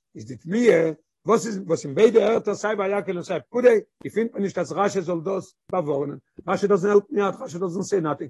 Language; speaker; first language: English; non-native, fluent; Hebrew